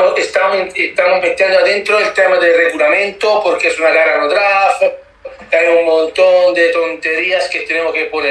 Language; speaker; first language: Spanish; non-native, learner; Italian